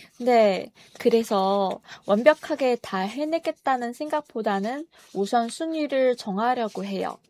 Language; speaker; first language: Korean; non-native, fluent; Chinese